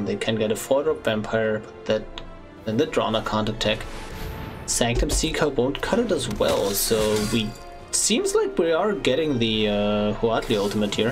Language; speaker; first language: English; non-native, fluent; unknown